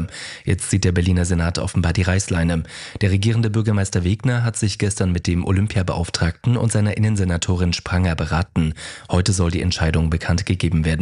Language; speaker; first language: German; native; German